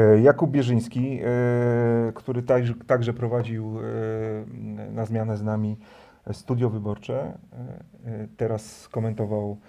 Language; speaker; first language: Polish; native; Polish